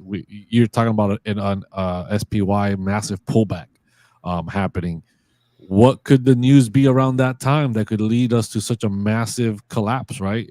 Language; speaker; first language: English; native; English